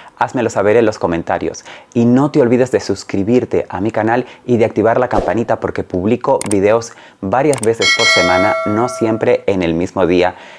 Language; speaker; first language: Spanish; native; Spanish